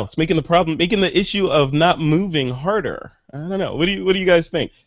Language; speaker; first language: English; native; English